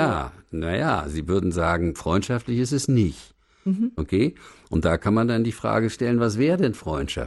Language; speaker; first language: German; native; German